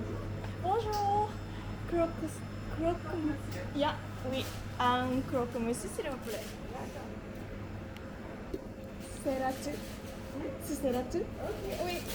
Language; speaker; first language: French; non-native, learner; Japanese